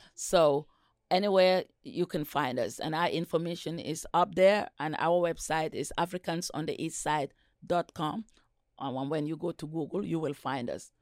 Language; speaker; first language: English; non-native, local second language; Wolof